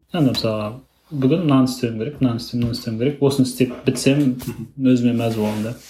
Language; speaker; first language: Kazakh; native; Kazakh